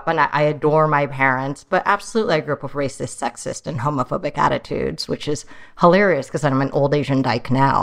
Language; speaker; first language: English; early bilingual, other home language; Chinese